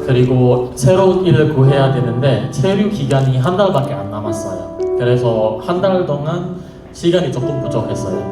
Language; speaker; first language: Korean; non-native, fluent; Indonesian